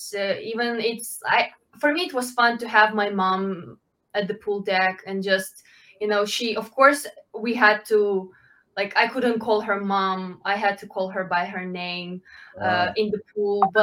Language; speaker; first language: English; non-native, fluent; Ukrainian